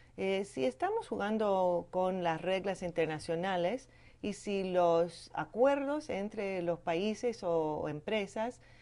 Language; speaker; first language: Spanish; non-native, fluent; English